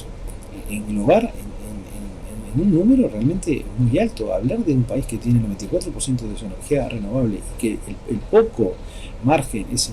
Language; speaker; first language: Spanish; native; Spanish